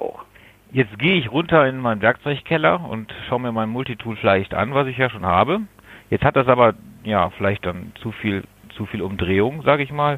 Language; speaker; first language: German; native; German